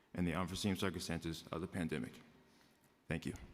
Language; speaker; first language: English; native; English